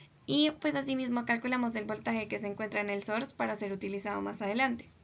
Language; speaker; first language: Spanish; native; Spanish